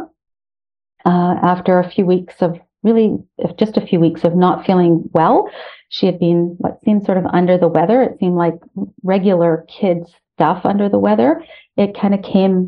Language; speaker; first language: English; native; English